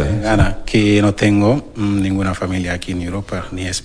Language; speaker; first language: Spanish; non-native, learner; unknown